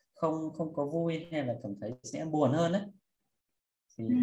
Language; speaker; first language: Vietnamese; early bilingual, heritage; Vietnamese